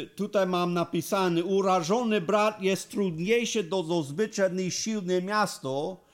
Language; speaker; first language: Polish; non-native, learner; English